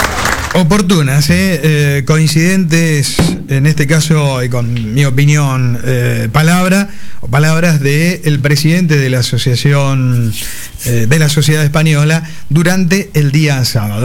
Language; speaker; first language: Spanish; native; Spanish